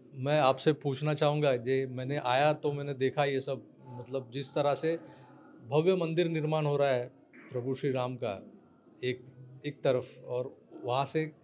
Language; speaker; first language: Hindi; non-native, local second language; Marathi